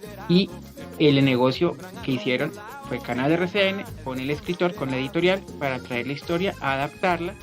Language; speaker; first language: Spanish; native; Spanish